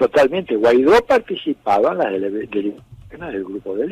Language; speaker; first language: Spanish; native; Spanish